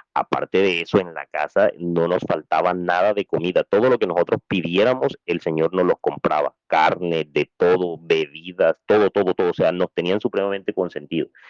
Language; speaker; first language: Spanish; native; Spanish